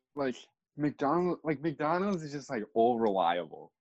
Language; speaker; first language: English; native; English